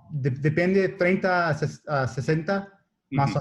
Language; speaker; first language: Spanish; non-native, learner; English